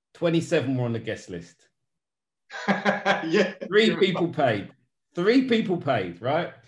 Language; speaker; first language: English; native; English